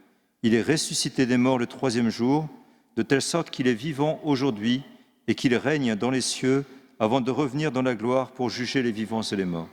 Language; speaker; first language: French; native; French